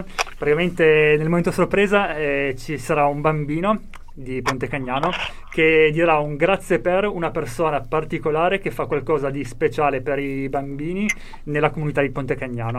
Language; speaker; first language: Italian; native; Italian